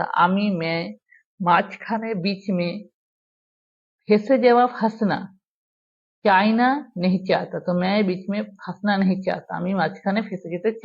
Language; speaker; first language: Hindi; non-native, fluent; Bangla